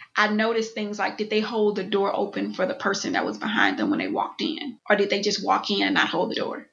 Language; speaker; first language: English; native; English